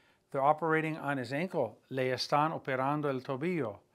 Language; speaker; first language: English; native; English